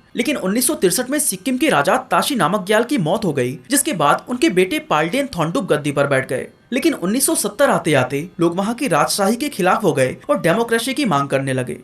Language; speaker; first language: Hindi; native; Hindi